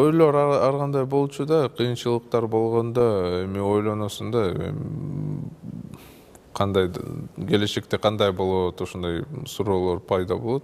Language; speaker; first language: Kyrgyz; non-native, local second language; Russian